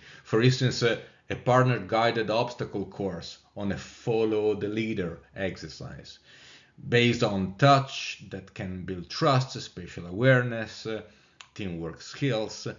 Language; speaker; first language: English; non-native, fluent; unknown